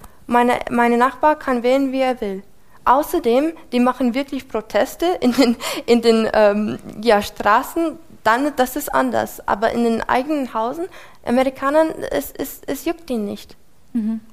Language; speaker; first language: German; non-native, fluent; English